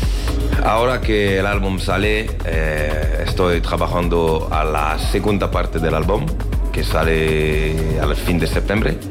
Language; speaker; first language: Spanish; non-native, learner; French